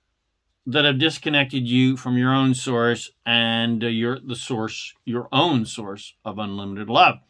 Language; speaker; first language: English; native; English